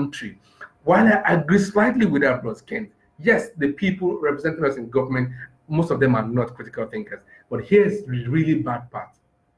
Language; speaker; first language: English; non-native, local second language; Yoruba